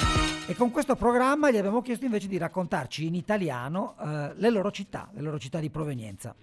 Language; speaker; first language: Italian; native; Italian